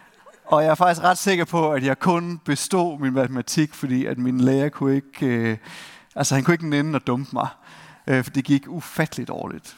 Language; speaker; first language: Danish; native; Danish